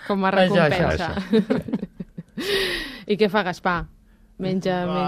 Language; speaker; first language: Catalan; native; Catalan